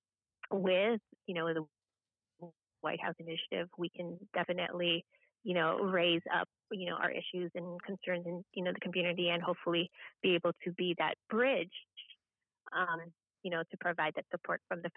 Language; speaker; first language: English; native; English